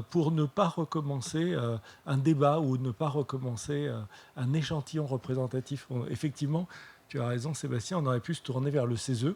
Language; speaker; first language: French; native; French